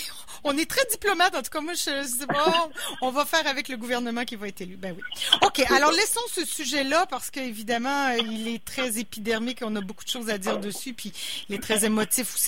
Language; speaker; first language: French; native; French